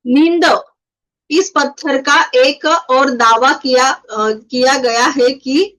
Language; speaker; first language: Hindi; non-native, local second language; Marathi